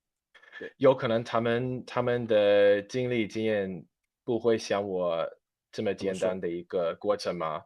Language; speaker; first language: Chinese; non-native, fluent; English